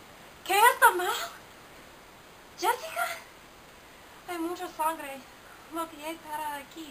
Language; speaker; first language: Spanish; non-native, learner; English